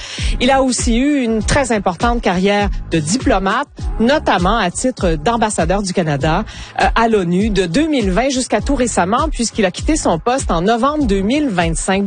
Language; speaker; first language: French; native; French